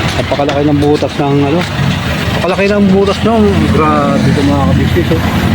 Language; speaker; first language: Filipino; native; Filipino